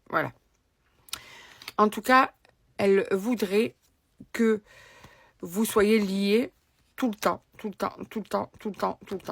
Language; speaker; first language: French; native; French